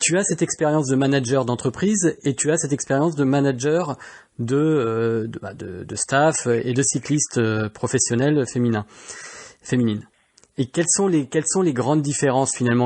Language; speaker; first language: French; native; French